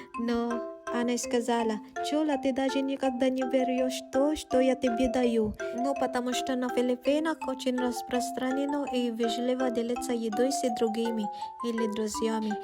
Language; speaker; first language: Russian; non-native, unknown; Waray